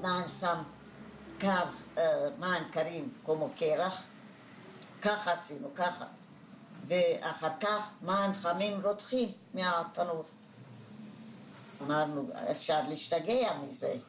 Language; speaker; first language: Hebrew; non-native, fluent; Hungarian